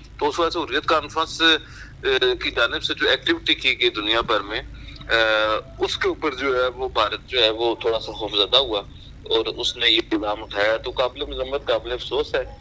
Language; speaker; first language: Urdu; non-native, local second language; Punjabi